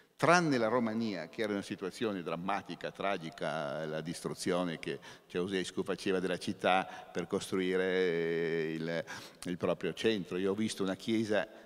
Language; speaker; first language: Italian; native; Italian